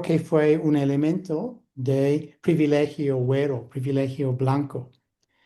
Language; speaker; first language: Spanish; non-native, fluent; English